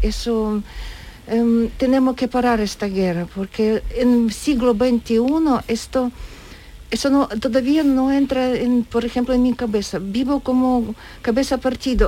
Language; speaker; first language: Spanish; non-native, learner; Ukrainian